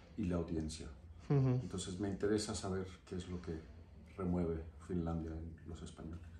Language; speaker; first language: Spanish; native; Spanish